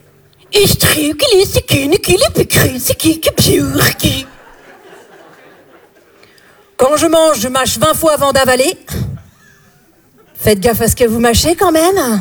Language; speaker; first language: French; native; French